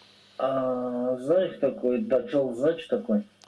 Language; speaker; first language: Russian; non-native, learner; Tajik